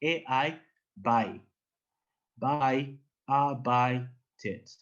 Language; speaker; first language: German; non-native, learner; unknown